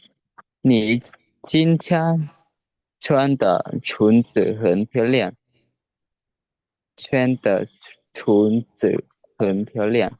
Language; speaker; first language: Chinese; non-native, learner; Lao